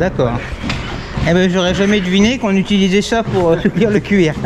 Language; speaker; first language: French; native; French